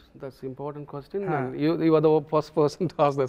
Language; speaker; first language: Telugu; non-native, learner; Tamil